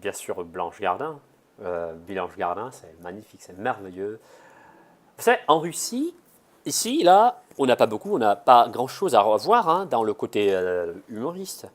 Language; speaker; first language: French; non-native, fluent; Russian